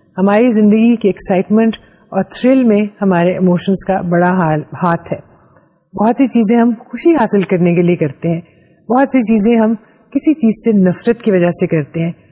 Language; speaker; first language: Urdu; native; Urdu